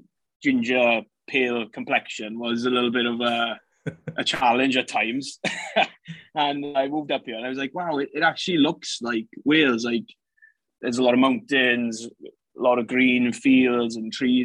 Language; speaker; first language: English; native; English